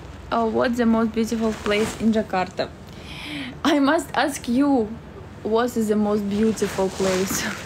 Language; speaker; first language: English; non-native, learner; Russian